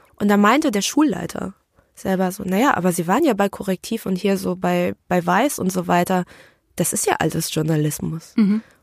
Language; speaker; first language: German; early bilingual, other home language; Vietnamese